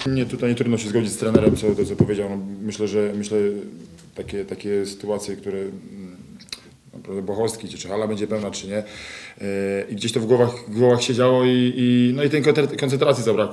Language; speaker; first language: Polish; native; Polish